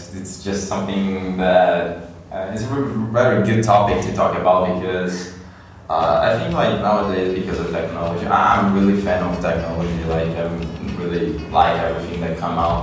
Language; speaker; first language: English; non-native, fluent; Portuguese